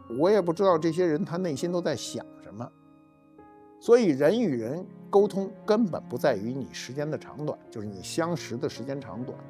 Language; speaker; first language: Chinese; native; Chinese